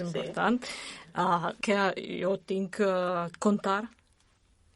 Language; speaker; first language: Catalan; non-native, learner; Russian